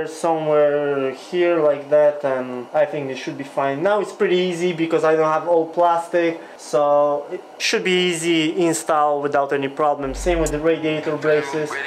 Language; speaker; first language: English; non-native, fluent; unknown